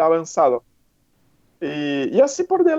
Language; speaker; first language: Spanish; non-native, fluent; Portuguese